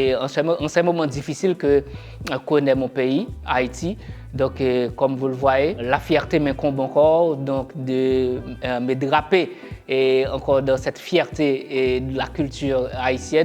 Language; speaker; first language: French; non-native, local second language; Haitian Creole